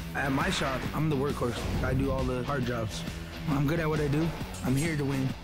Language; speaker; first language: English; native; English